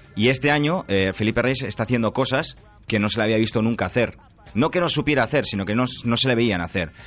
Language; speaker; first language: Spanish; native; Spanish